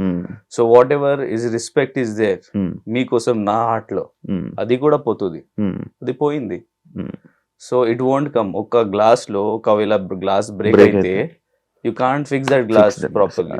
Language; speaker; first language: Telugu; non-native, learner; Hindi